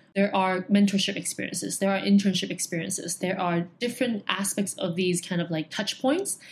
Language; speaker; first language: English; non-native, local second language; Cantonese